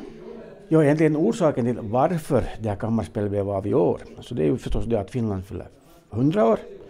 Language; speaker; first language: Swedish; native; Swedish